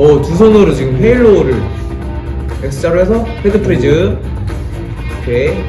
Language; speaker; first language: Korean; native; Korean